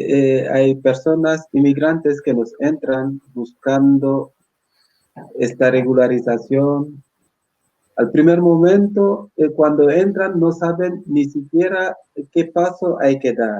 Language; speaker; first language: Spanish; non-native, fluent; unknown